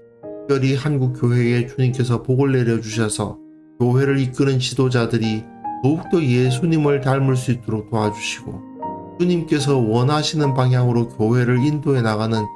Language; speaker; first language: Korean; native; Korean